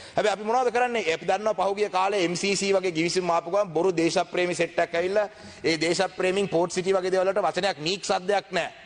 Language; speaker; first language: Sinhala; non-native, local second language; Tamil